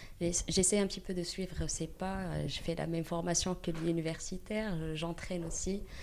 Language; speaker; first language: French; non-native, local second language; Arabic